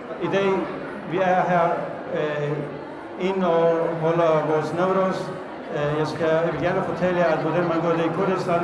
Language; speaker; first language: Danish; non-native, fluent; Kurdish